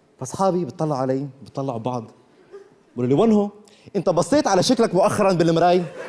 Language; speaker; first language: Arabic; early bilingual, other home language; Korean